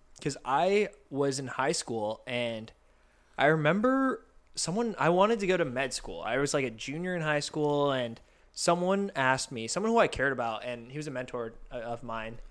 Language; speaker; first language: English; early bilingual, other home language; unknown